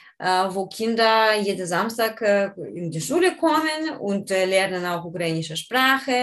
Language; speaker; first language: German; non-native, learner; Ukrainian